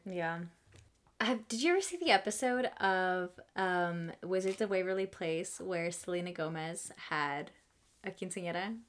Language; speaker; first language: English; early bilingual, other home language; Spanish